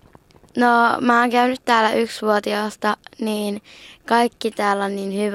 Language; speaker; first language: Finnish; early bilingual, heritage; Finnish